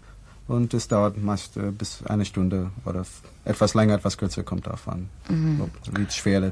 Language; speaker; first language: German; non-native, fluent; English